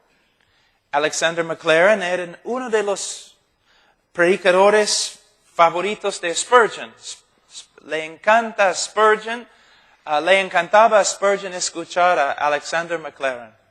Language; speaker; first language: Spanish; non-native, fluent; English